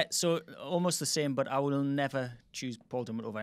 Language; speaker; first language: English; native; English